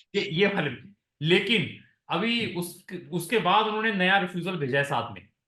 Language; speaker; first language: Hindi; non-native, local second language; Punjabi